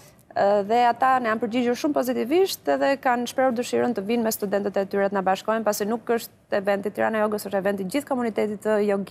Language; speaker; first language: Albanian; native; Albanian